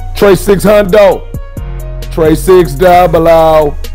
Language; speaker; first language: English; native; English